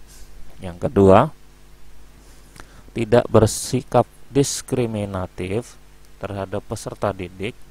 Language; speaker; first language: Indonesian; native; Indonesian